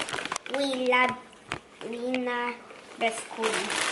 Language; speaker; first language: French; early bilingual, heritage; English